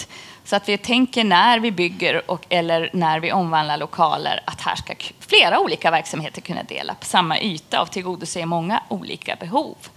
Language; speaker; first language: Swedish; native; Swedish